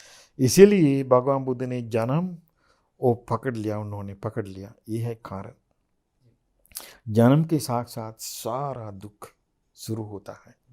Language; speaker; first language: Hindi; non-native, fluent; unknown